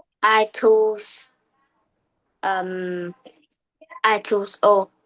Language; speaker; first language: English; non-native, learner; Vietnamese